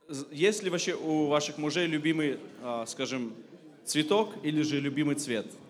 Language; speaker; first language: Russian; native; Russian